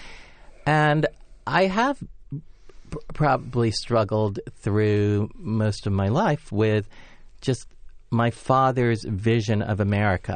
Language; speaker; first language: English; native; English